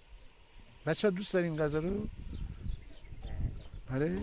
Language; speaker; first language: Persian; native; Persian